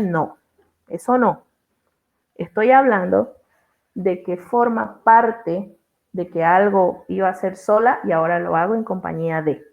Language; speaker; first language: Spanish; native; Spanish